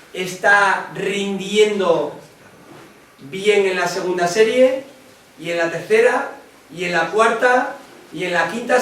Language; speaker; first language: Spanish; native; Spanish